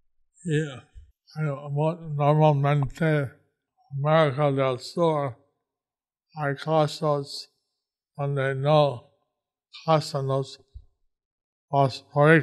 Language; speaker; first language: Spanish; non-native, learner; English